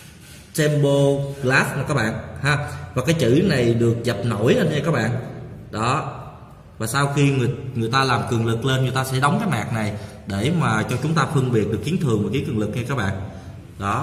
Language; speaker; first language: Vietnamese; native; Vietnamese